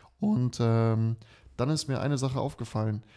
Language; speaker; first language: German; native; German